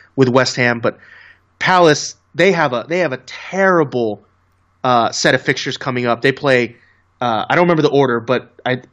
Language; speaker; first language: English; native; English